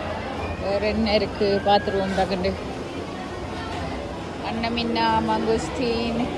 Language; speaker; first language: Tamil; native; Tamil